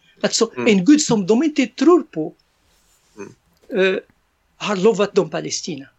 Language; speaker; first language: Swedish; non-native, fluent; Arabic